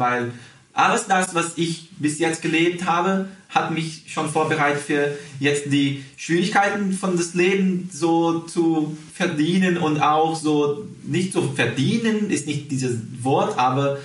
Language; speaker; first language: German; early bilingual, heritage; Portuguese